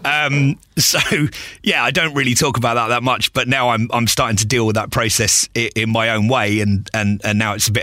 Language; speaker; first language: English; native; English